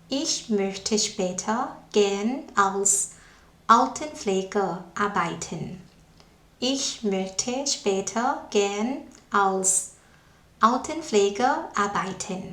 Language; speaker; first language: German; non-native, fluent; Thai